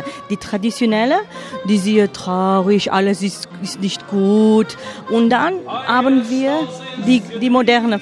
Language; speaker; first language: German; non-native, learner; Portuguese